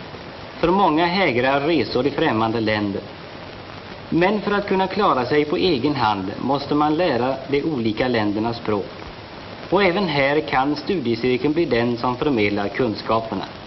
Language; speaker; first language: Swedish; native; Swedish